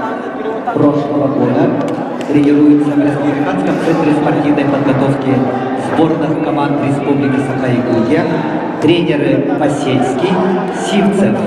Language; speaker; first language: Russian; native; Russian